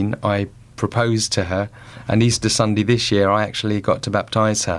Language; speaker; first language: English; native; English